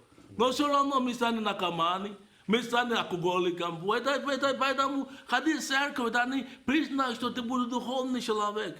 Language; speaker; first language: Russian; non-native, fluent; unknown